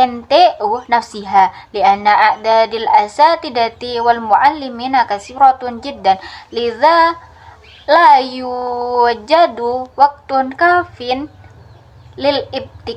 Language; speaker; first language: Arabic; non-native, fluent; Indonesian